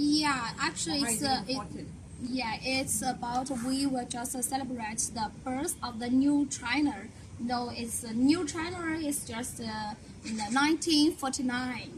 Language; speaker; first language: English; non-native, learner; Chinese